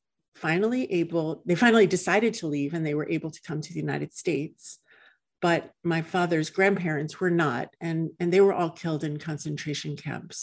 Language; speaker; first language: English; native; English